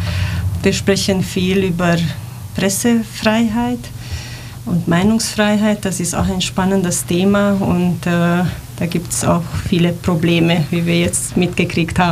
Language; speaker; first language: German; non-native, fluent; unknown